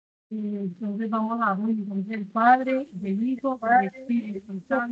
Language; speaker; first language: Spanish; native; Spanish